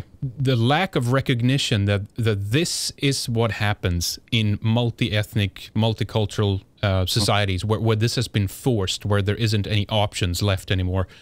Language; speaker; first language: English; non-native, fluent; Swedish